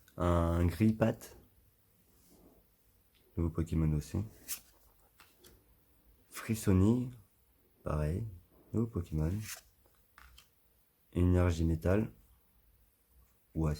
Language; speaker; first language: French; native; French